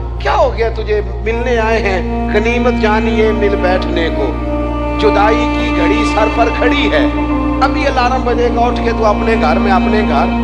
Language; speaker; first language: Urdu; non-native, local second language; Punjabi